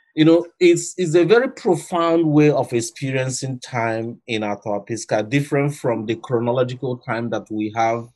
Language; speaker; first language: English; non-native, local second language; Igbo